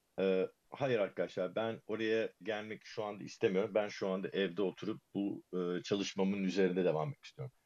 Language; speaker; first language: Turkish; early bilingual, heritage; Turkish